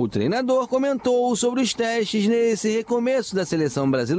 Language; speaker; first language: Portuguese; native; Portuguese